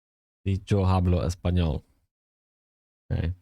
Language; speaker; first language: Spanish; non-native, learner; English